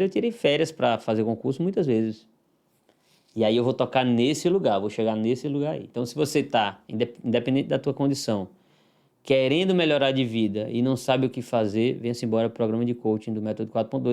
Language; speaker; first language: Portuguese; native; Portuguese